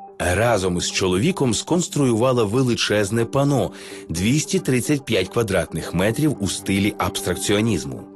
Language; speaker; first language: Ukrainian; native; Ukrainian